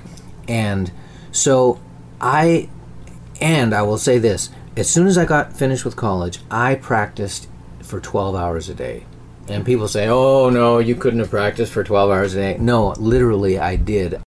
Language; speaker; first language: English; native; English